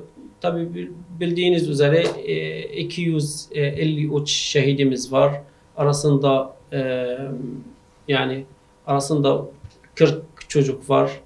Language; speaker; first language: Turkish; non-native, fluent; Arabic